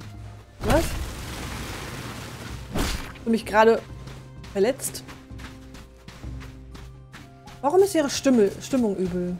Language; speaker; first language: German; native; German